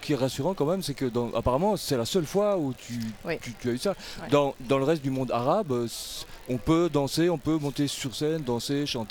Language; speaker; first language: French; native; French